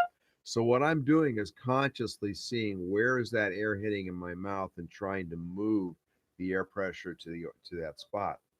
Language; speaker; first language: English; native; English